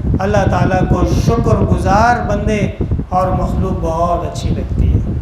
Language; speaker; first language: Urdu; non-native, local second language; Pashto